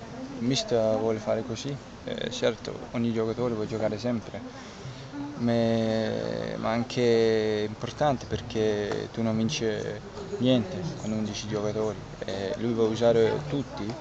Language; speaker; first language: Italian; non-native, learner; Danish